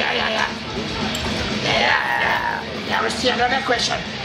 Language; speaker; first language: English; non-native, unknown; French